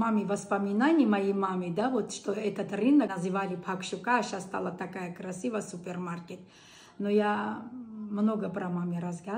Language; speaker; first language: Russian; non-native, local second language; Armenian